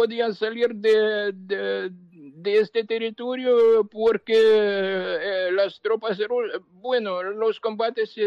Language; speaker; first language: Spanish; non-native, fluent; Ukrainian